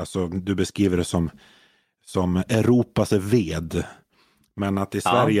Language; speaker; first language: Swedish; native; Swedish